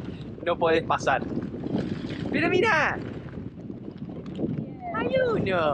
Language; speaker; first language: Spanish; non-native, learner; Portuguese